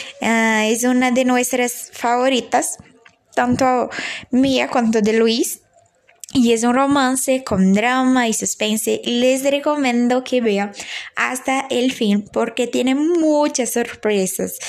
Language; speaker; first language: Spanish; non-native, learner; Portuguese